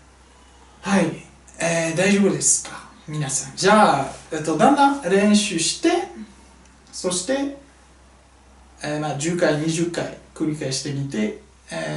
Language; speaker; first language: Japanese; non-native, fluent; French